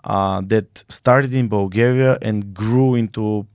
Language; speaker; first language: English; non-native, fluent; Bulgarian